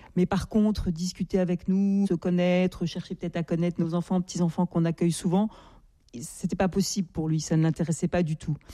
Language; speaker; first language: French; native; French